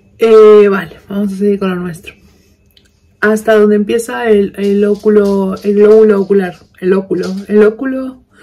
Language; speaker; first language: Spanish; native; Spanish